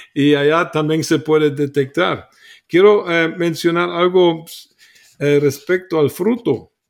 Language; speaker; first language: Spanish; non-native, fluent; German